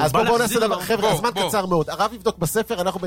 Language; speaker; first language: Hebrew; native; Hebrew